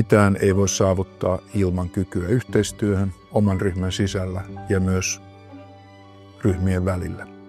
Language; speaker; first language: Finnish; native; Finnish